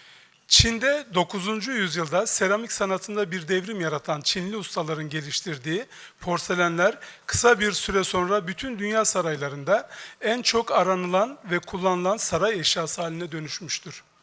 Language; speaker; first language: Turkish; native; Turkish